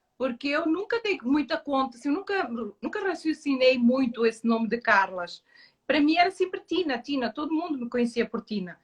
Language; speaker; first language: Portuguese; native; Portuguese